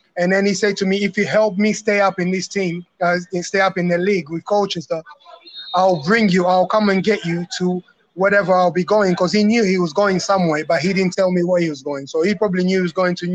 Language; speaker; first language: English; native; English